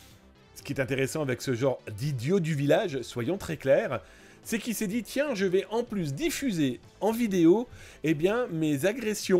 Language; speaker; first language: French; native; French